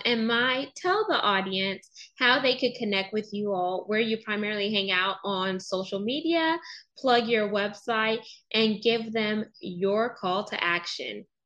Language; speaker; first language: English; native; English